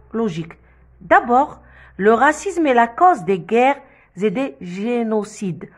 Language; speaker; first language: French; non-native, local second language; Arabic